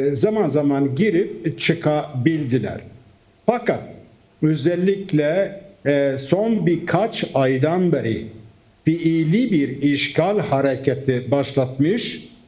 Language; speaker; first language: Turkish; non-native, local second language; Kurdish